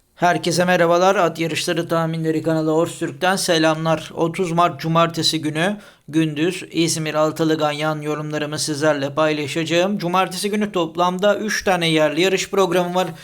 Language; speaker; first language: Turkish; native; Turkish